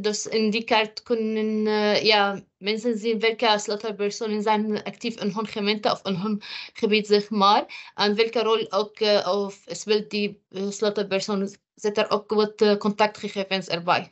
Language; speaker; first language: Dutch; non-native, fluent; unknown